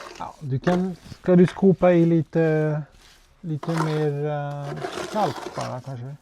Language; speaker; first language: Swedish; early bilingual, other home language; French